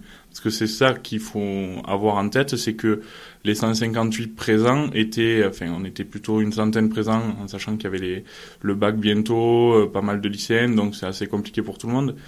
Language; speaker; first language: French; native; French